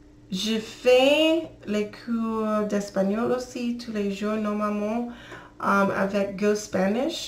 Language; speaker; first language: French; non-native, learner; English